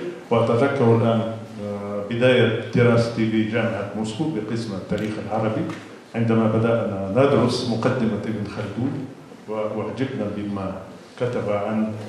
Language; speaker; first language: Arabic; non-native, fluent; Russian